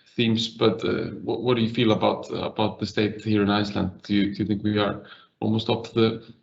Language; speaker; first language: English; non-native, fluent; Icelandic